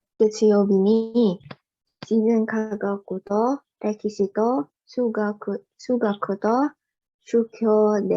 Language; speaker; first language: Japanese; non-native, learner; Indonesian